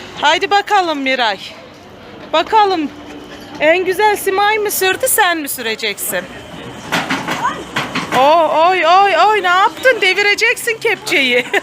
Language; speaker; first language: Turkish; native; Turkish